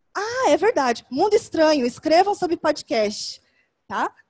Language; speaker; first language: Portuguese; native; Portuguese